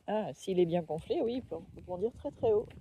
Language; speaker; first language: French; native; French